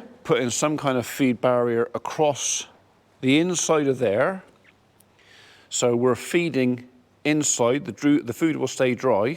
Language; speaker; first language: English; native; English